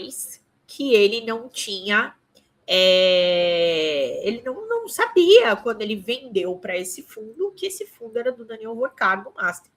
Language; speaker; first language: Portuguese; native; Portuguese